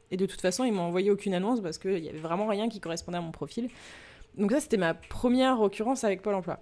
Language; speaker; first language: French; native; French